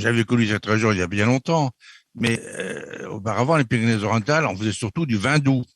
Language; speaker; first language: French; native; French